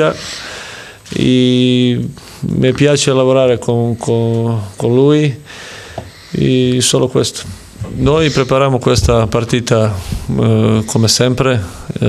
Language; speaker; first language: Italian; non-native, learner; Serbian